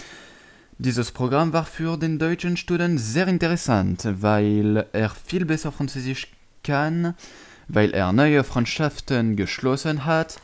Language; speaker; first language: German; non-native, learner; French